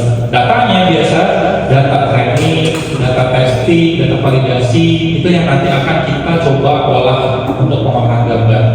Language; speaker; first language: Indonesian; native; Indonesian